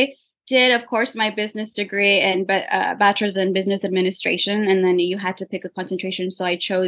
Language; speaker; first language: English; early bilingual, other home language; Spanish